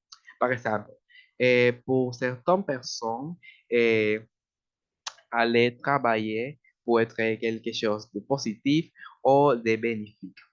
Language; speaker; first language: French; non-native, learner; Spanish